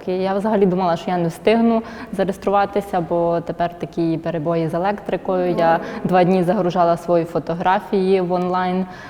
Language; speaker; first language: Ukrainian; native; Ukrainian